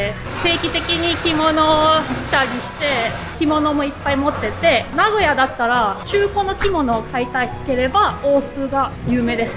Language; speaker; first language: Japanese; non-native, fluent; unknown